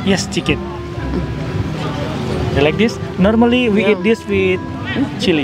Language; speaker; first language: English; non-native, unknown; Indonesian